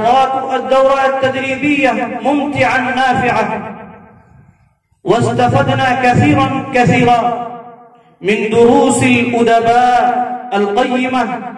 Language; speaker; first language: Arabic; non-native, fluent; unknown